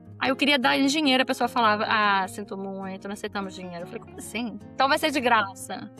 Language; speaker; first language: Portuguese; native; Portuguese